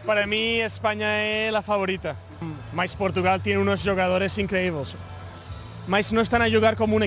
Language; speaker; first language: Portuguese; non-native, learner; Spanish